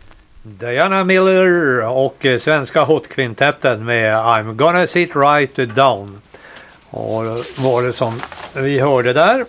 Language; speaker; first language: Swedish; native; Swedish